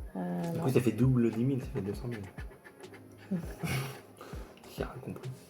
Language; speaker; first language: French; native; French